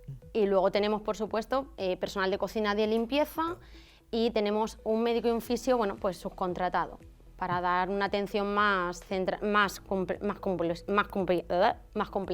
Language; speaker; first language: Spanish; native; Spanish